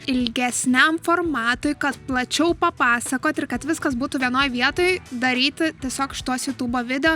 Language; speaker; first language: Lithuanian; native; Lithuanian